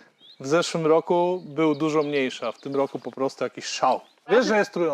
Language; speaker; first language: Polish; native; Polish